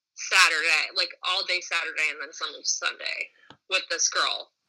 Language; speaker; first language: English; native; English